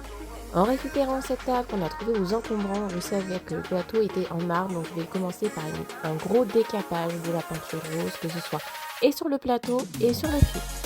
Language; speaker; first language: French; native; French